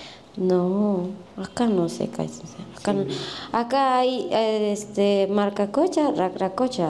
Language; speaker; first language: Spanish; native; Spanish